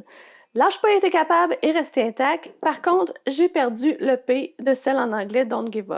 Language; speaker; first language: French; native; French